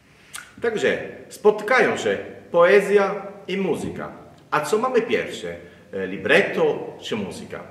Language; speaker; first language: Polish; non-native, learner; Italian